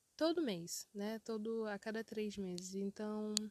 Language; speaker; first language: Portuguese; early bilingual, other home language; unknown